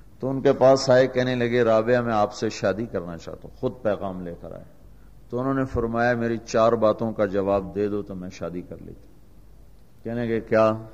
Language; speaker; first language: Urdu; non-native, local second language; Punjabi